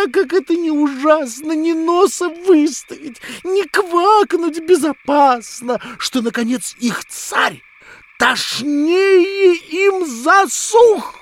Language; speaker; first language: Russian; native; Russian